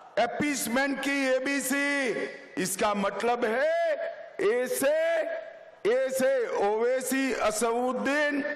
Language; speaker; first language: Hindi; non-native, local second language; Gujarati